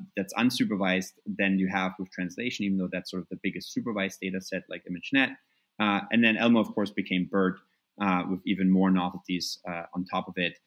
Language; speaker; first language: English; non-native, fluent; German